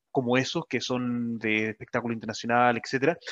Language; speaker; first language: Spanish; native; Spanish